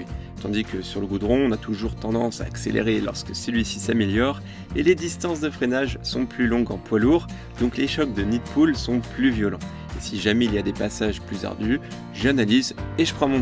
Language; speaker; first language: French; native; French